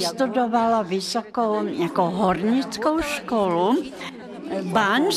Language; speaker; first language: Czech; non-native, fluent; Russian